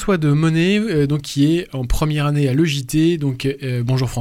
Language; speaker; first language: French; native; French